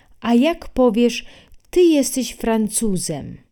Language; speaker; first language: Polish; non-native, fluent; Italian